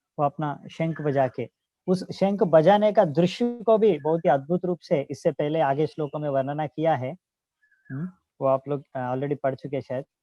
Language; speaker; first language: Hindi; non-native, local second language; Telugu